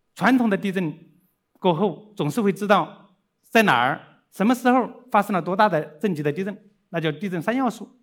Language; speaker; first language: Chinese; native; Chinese